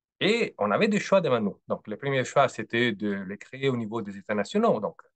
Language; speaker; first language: French; non-native, fluent; Italian